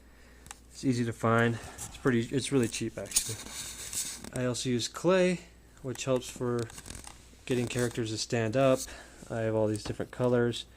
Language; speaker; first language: English; native; English